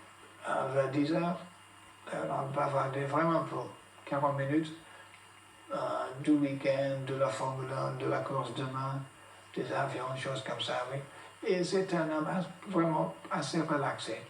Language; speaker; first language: French; non-native, fluent; English